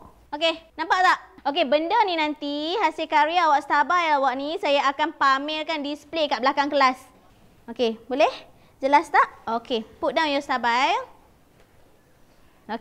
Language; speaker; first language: Malay; native; Malay